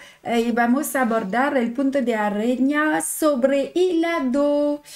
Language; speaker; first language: Spanish; non-native, learner; French